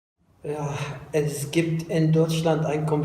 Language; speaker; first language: German; non-native, fluent; Arabic